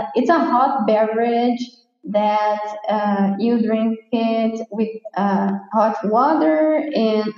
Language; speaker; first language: English; non-native, fluent; Portuguese